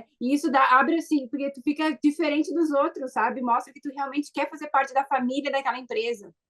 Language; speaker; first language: Portuguese; native; Portuguese